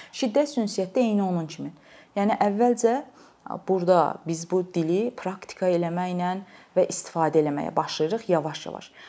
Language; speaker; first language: Azerbaijani; native; Azerbaijani